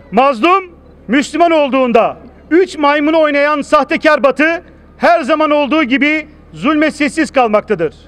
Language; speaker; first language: Turkish; native; Turkish